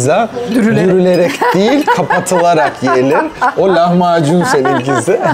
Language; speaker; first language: Turkish; native; Turkish